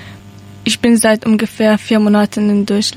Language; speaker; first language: German; non-native, learner; Persian